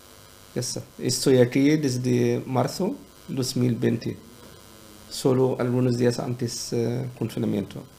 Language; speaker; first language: Spanish; non-native, learner; Arabic